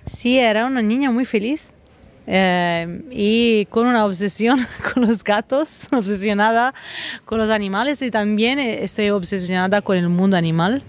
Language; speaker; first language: Spanish; non-native, fluent; Italian